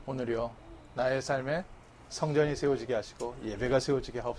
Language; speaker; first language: Korean; native; Korean